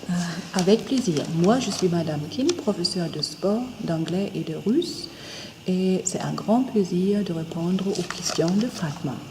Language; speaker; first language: French; non-native, fluent; German